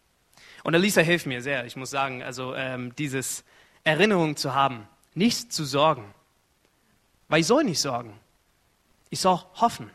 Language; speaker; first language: German; non-native, fluent; Arabic